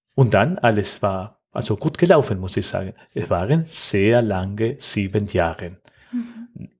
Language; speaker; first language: German; non-native, fluent; Spanish